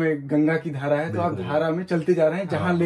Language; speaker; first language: Hindi; native; Hindi